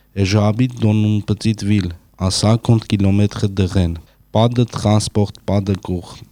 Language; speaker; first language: French; non-native, learner; Armenian